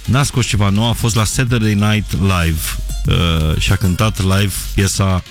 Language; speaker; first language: Romanian; native; Romanian